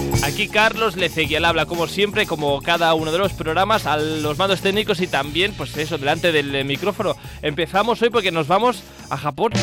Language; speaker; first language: Spanish; native; Spanish